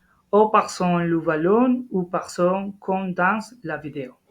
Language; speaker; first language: French; non-native, learner; Spanish